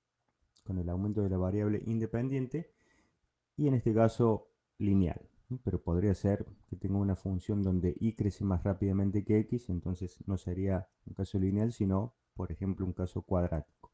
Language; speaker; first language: Spanish; native; Spanish